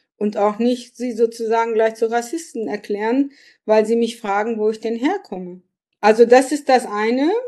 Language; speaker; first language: German; early bilingual, other home language; Turkish